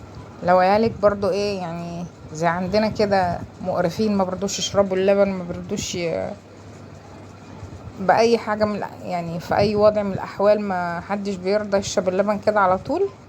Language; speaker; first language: Arabic; native; Arabic